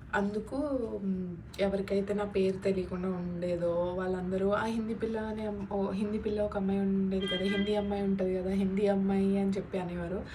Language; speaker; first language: Telugu; non-native, local second language; Hindi